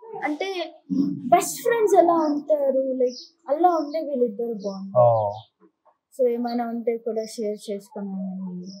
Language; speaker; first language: Telugu; non-native, local second language; Kannada